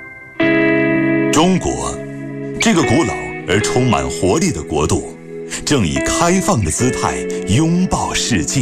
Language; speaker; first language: Chinese; native; Chinese